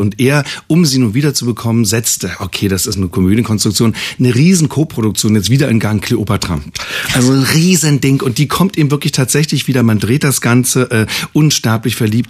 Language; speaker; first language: German; native; German